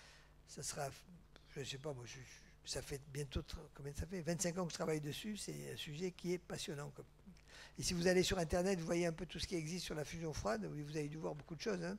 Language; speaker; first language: French; native; French